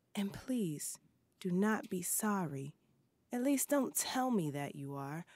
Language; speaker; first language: English; native; English